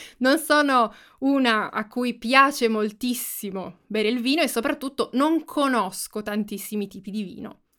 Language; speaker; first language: Italian; native; Italian